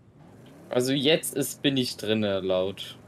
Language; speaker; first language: German; native; German